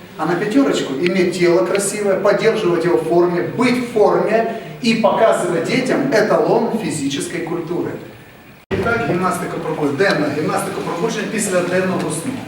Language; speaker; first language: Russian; native; Russian